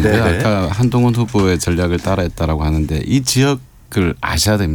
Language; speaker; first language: Korean; native; Korean